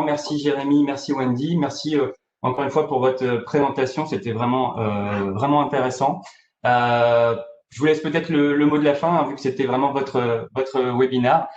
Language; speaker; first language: French; native; French